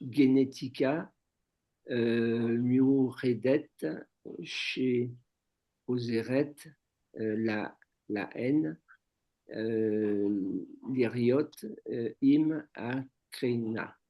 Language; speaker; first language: Hebrew; non-native, learner; French